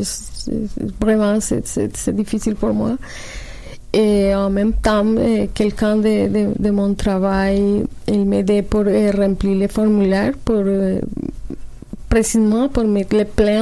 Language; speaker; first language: French; non-native, learner; Spanish